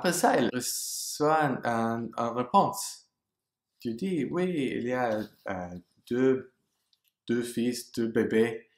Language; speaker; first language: French; non-native, learner; English